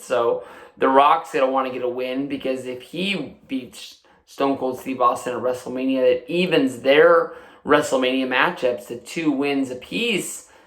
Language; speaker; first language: English; native; English